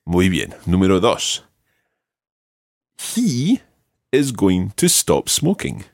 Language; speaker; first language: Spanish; non-native, fluent; English